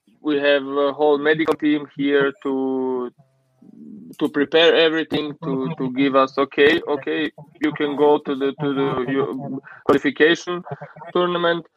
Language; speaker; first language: English; non-native, learner; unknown